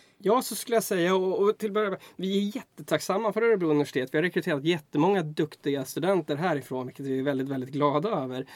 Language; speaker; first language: Swedish; native; Swedish